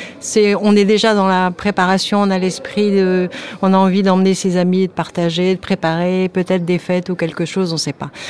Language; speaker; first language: French; native; French